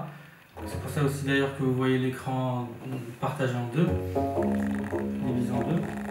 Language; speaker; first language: French; non-native, local second language; Arabic